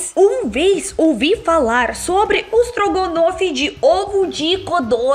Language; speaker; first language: Portuguese; non-native, learner; Russian